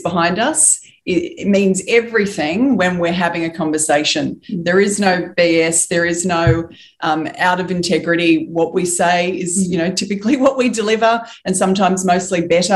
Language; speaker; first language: English; native; English